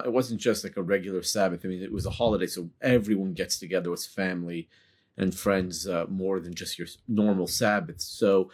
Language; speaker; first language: English; native; English